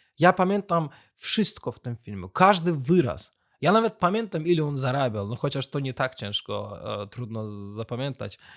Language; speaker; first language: Polish; non-native, fluent; Azerbaijani